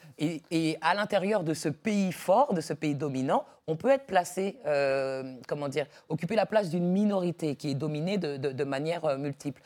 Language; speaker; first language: French; early bilingual, other home language; Dyula